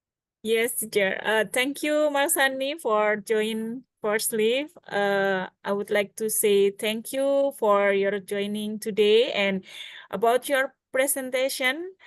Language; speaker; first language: English; non-native, learner; Indonesian